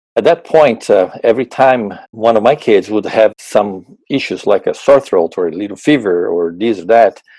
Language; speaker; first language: English; non-native, fluent; Portuguese